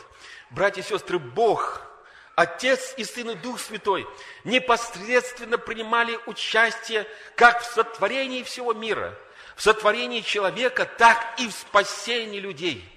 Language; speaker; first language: Russian; native; Russian